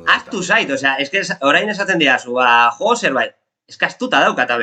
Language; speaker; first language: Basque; non-native, local second language; Spanish